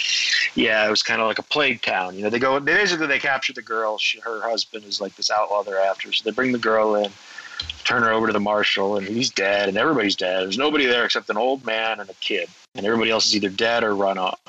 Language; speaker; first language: English; native; English